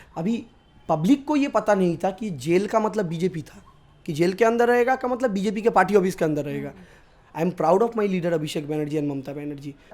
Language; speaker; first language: Hindi; non-native, local second language; Bangla